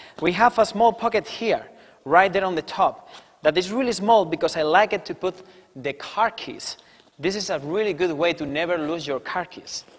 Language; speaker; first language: English; non-native, fluent; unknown